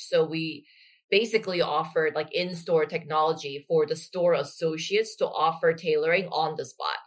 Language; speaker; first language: English; non-native, fluent; Korean